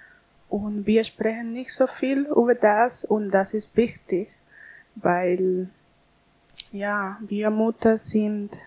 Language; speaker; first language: German; non-native, learner; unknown